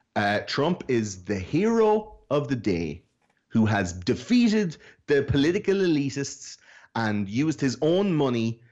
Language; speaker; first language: English; native; English